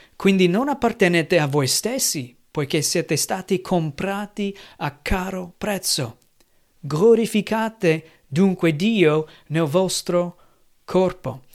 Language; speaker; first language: Italian; non-native, fluent; English